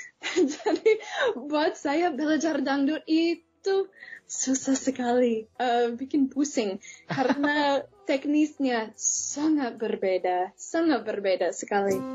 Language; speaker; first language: Indonesian; non-native, fluent; English